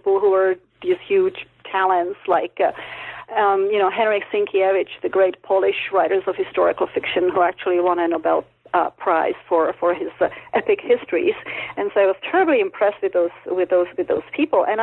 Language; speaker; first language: English; non-native, fluent; Czech